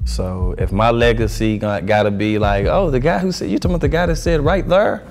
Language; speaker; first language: English; native; English